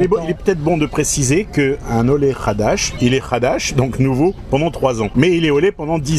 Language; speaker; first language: French; native; French